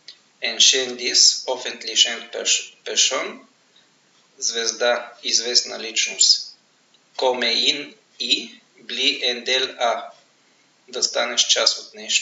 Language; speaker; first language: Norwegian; non-native, fluent; Bulgarian